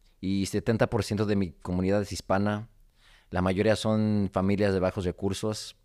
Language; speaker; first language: Spanish; early bilingual, heritage; Spanish